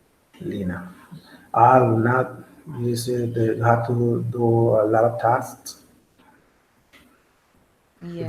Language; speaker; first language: English; non-native, learner; Spanish